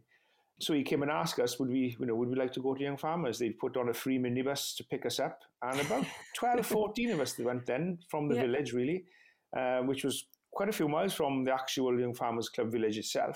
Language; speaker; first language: English; non-native, local second language; Welsh